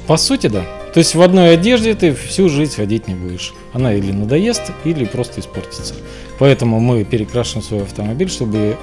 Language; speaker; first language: Russian; native; Russian